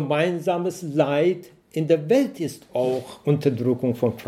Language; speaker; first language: German; non-native, learner; Persian